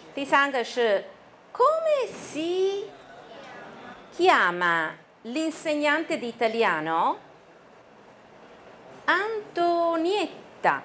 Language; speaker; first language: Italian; non-native, fluent; Chinese